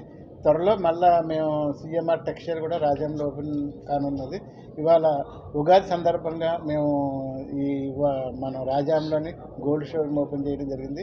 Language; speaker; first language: Telugu; native; Telugu